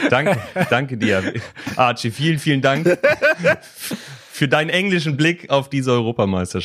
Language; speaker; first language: German; native; German